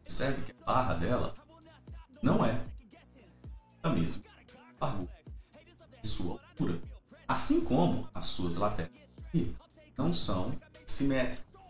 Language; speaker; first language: Portuguese; native; Portuguese